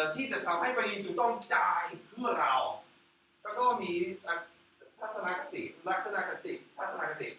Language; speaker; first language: Thai; non-native, fluent; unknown